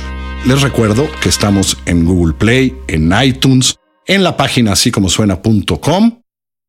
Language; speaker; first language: Spanish; native; Spanish